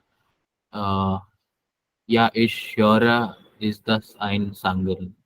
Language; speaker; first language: German; non-native, learner; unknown